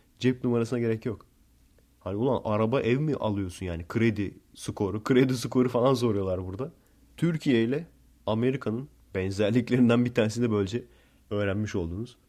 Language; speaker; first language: Turkish; early bilingual, heritage; Turkish